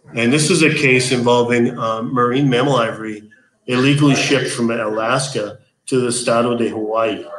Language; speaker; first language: English; native; English